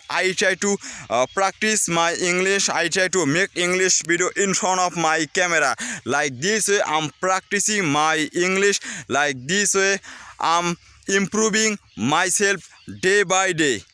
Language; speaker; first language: English; non-native, learner; Bangla